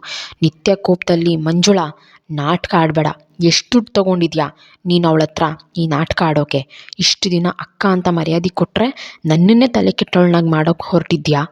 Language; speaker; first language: Kannada; native; Kannada